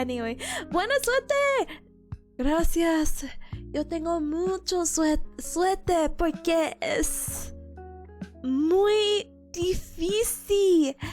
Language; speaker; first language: Spanish; non-native, learner; English